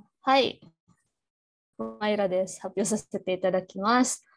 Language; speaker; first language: Japanese; non-native, learner; Indonesian